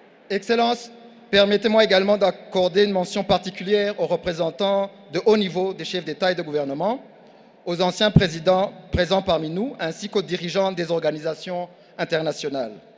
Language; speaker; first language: French; non-native, local second language; Kinyarwanda